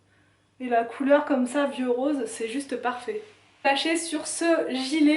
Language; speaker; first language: French; native; French